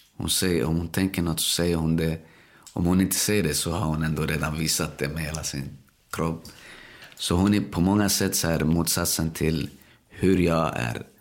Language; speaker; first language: Swedish; early bilingual, other home language; Spanish